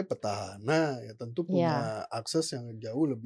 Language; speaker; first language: Indonesian; native; Indonesian